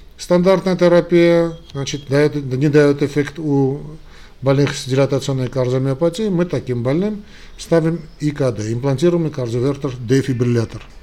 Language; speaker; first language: Russian; non-native, local second language; Armenian